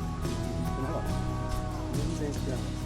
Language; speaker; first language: Japanese; native; Japanese